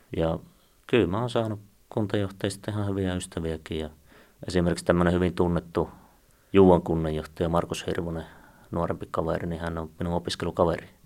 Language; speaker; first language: Finnish; native; Finnish